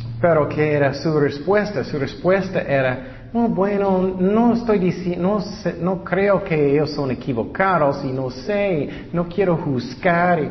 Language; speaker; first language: Spanish; non-native, fluent; English